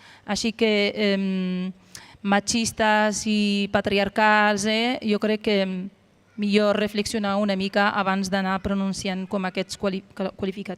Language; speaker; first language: Catalan; non-native, fluent; Arabic